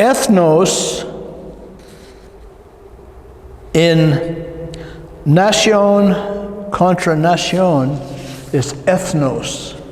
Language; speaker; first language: Spanish; non-native, learner; English